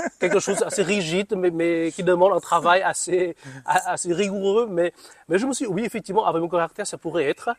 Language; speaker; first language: French; non-native, fluent; Vietnamese